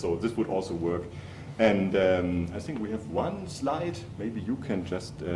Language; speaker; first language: English; non-native, fluent; German